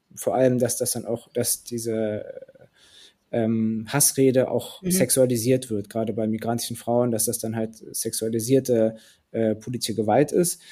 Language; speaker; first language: German; early bilingual, other home language; Turkish